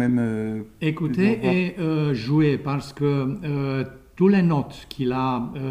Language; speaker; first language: French; non-native, fluent; Romanian